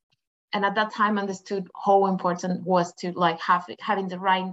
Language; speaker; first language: English; non-native, fluent; Spanish